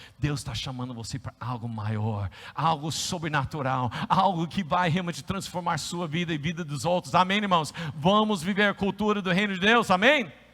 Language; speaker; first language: Portuguese; non-native, fluent; English